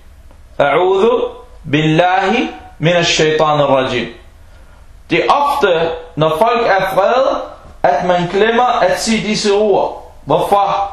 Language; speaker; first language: Danish; non-native, fluent; Arabic